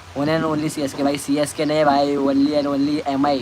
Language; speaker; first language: Hindi; non-native, local second language; Marathi